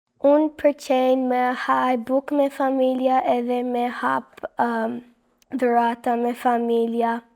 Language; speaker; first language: Albanian; early bilingual, heritage; Albanian